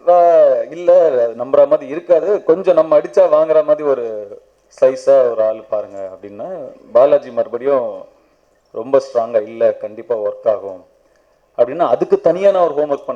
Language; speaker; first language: Tamil; native; Tamil